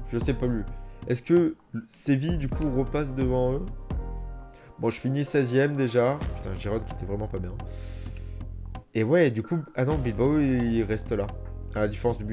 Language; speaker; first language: French; native; French